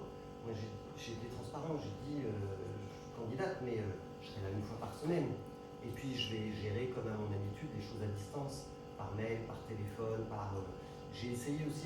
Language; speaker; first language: French; native; French